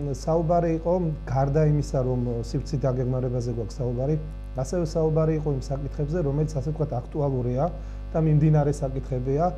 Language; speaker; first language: Georgian; native; Georgian